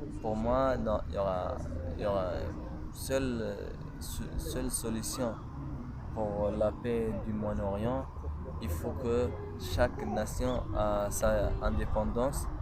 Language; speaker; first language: French; non-native, local second language; Kurdish